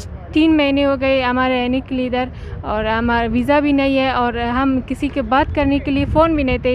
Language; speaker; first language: Hindi; non-native, local second language; Persian